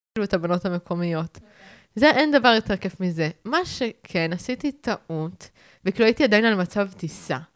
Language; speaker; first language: Hebrew; native; Hebrew